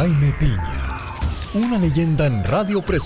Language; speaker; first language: Spanish; native; Spanish